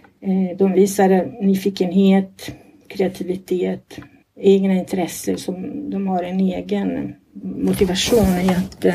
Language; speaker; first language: Swedish; non-native, fluent; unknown